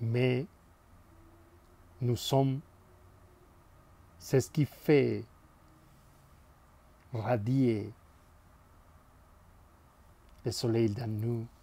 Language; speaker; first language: French; non-native, fluent; Spanish